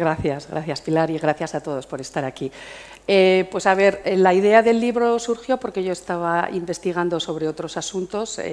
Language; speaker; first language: Spanish; native; Spanish